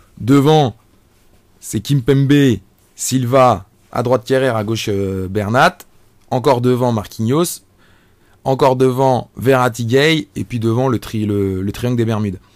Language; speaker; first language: French; native; French